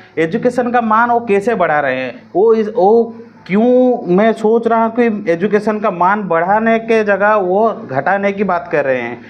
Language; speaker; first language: Hindi; non-native, local second language; Odia